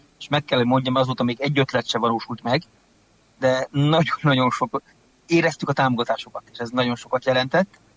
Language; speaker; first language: Hungarian; native; Hungarian